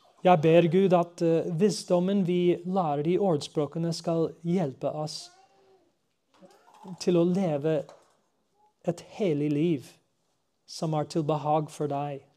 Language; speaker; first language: Norwegian; non-native, fluent; English